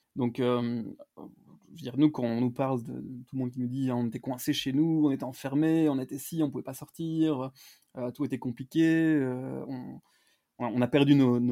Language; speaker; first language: French; native; French